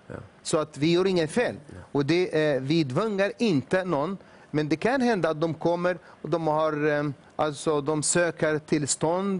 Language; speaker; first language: Swedish; non-native, fluent; Arabic